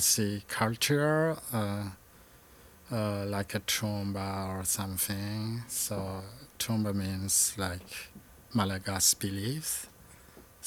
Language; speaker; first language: English; non-native, learner; Malagasy